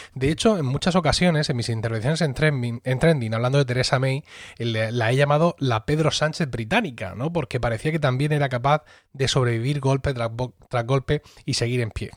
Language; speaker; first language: Spanish; native; Spanish